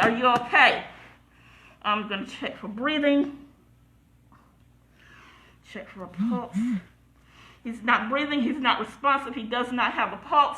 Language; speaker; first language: English; native; English